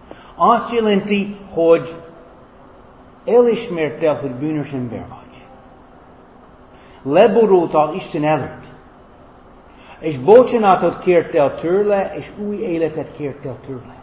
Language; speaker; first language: Hungarian; non-native, fluent; German